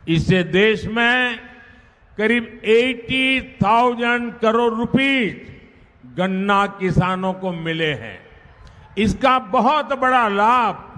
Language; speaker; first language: Hindi; non-native, local second language; Gujarati